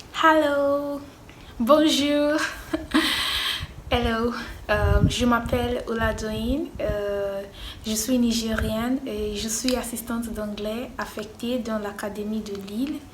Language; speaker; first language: French; non-native, learner; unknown